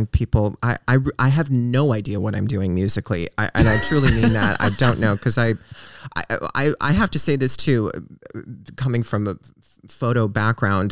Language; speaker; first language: English; native; English